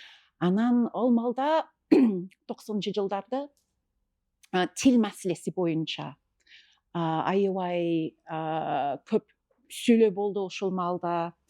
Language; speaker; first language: Kyrgyz; non-native, fluent; English